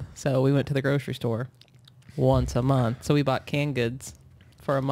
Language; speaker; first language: English; native; English